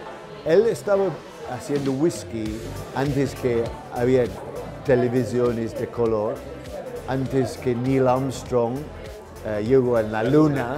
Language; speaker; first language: Spanish; non-native, learner; English